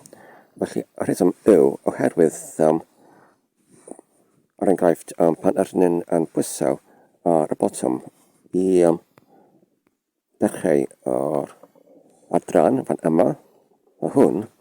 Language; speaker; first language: Welsh; non-native, learner; English